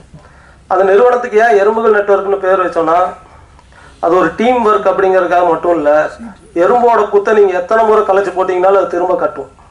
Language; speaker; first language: Tamil; native; Tamil